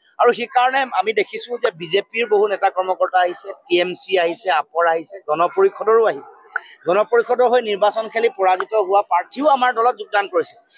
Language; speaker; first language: Assamese; native; Assamese